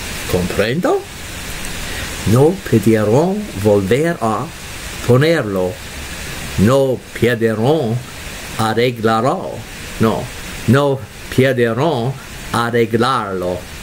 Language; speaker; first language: Spanish; non-native, learner; English